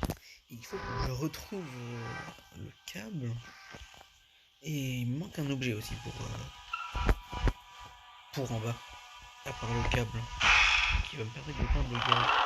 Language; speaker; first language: French; native; French